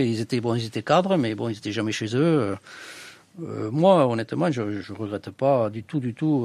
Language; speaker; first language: French; native; French